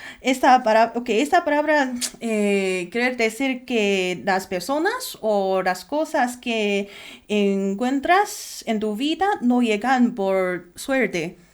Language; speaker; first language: Spanish; non-native, learner; Chinese